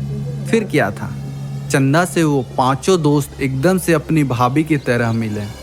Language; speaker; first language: Hindi; native; Hindi